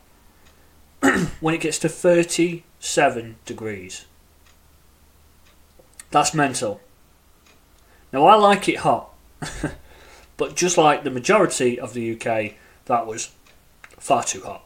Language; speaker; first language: English; native; English